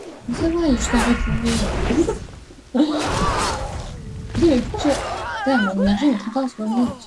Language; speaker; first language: French; native; French